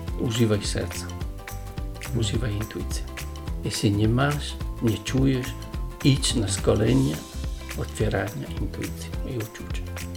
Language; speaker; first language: Polish; non-native, learner; Italian